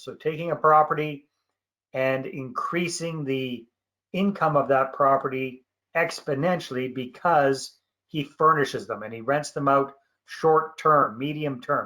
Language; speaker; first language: English; native; English